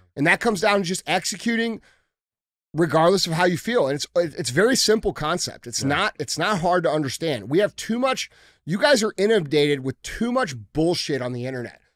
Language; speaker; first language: English; native; English